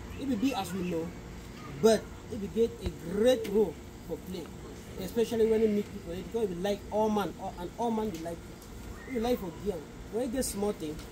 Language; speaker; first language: Nigerian Pidgin; native; Nigerian Pidgin